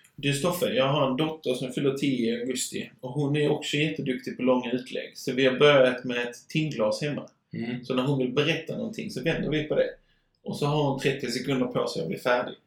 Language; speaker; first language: Swedish; native; Swedish